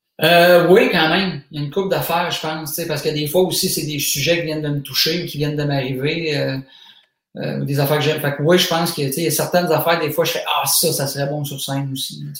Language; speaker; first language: French; native; French